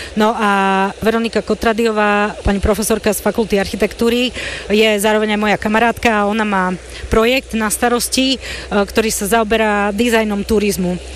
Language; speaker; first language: Slovak; native; Slovak